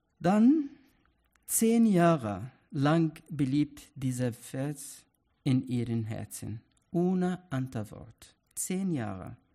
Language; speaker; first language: German; non-native, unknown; Arabic